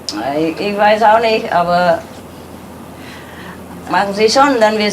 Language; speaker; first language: German; non-native, learner; Vietnamese